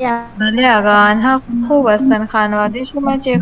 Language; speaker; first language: Persian; non-native, learner; Urdu